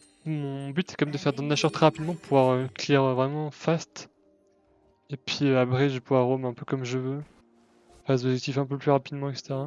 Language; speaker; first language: French; native; French